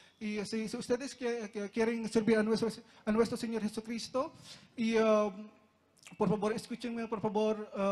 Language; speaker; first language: Spanish; non-native, learner; Filipino